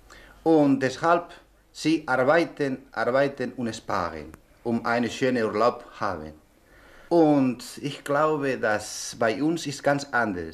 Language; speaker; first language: German; non-native, learner; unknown